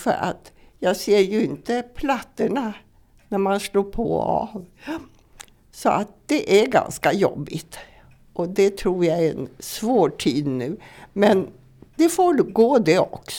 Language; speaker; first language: Swedish; native; Swedish